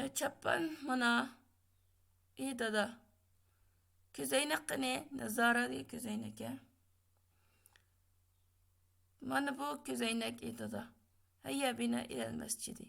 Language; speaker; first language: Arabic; non-native, fluent; Uyghur